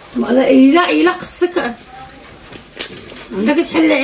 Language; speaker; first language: Arabic; native; Arabic